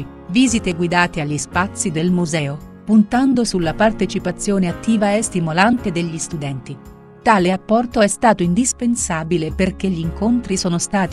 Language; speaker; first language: Italian; native; Italian